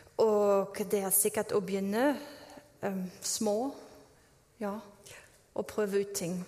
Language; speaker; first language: Norwegian; non-native, fluent; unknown